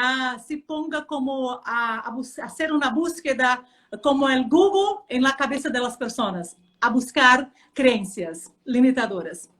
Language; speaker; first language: Spanish; non-native, fluent; Portuguese